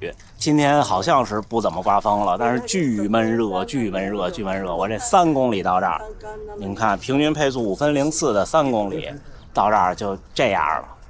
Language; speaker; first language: Chinese; native; Chinese